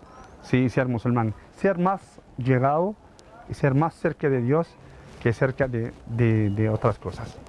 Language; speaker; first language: Spanish; non-native, fluent; Arabic